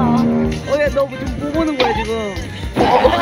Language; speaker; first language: Spanish; non-native, fluent; Korean